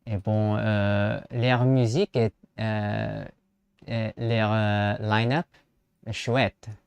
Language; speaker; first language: French; non-native, learner; English